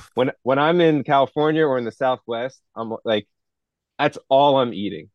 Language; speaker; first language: English; native; English